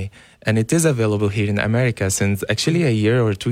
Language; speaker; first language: English; non-native, fluent; Arabic